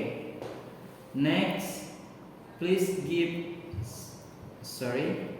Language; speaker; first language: English; non-native, learner; Indonesian